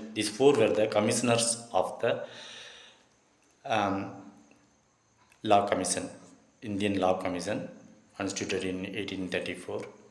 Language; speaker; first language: English; non-native, local second language; Tamil